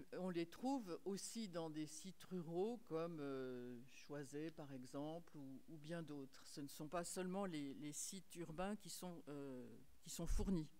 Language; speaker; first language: French; native; French